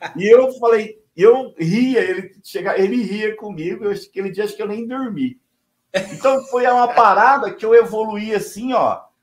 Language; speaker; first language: Portuguese; native; Portuguese